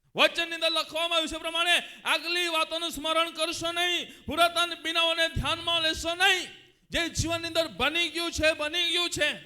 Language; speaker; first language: Gujarati; non-native, local second language; Gamit